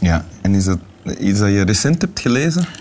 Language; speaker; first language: Dutch; native; Dutch